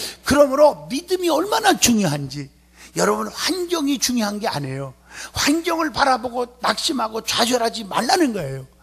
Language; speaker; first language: Korean; native; Korean